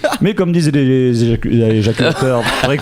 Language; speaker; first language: French; native; French